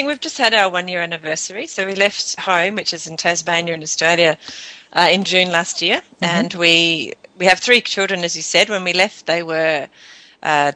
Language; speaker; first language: English; native; English